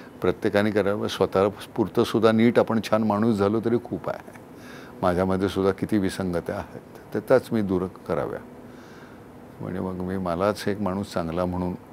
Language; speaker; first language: Marathi; native; Marathi